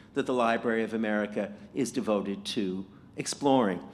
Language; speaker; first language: English; native; English